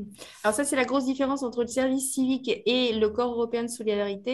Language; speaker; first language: French; native; French